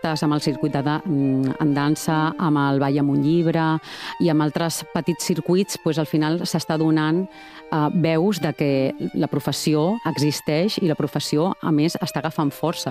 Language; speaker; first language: Catalan; native; Catalan